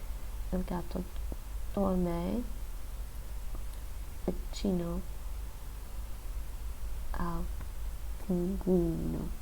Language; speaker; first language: Italian; non-native, learner; English